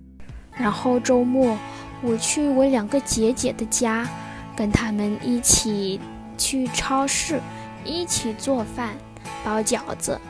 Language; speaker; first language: Chinese; non-native, fluent; Vietnamese